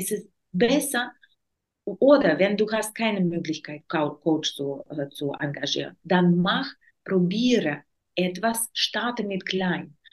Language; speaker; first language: German; non-native, learner; Russian